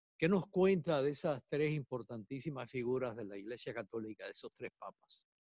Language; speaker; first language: Spanish; native; Spanish